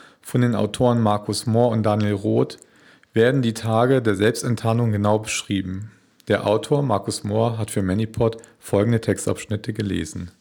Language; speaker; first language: German; native; German